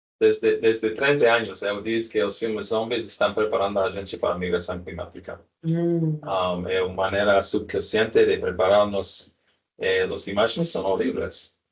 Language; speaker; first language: Portuguese; non-native, learner; Spanish